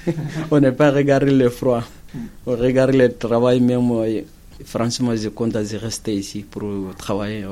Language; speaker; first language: French; non-native, learner; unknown